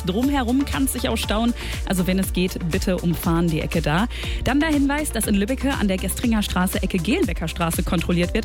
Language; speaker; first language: German; native; German